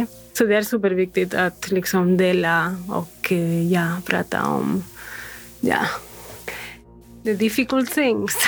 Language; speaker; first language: Swedish; non-native, fluent; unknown